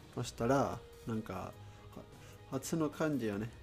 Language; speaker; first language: Japanese; non-native, learner; Spanish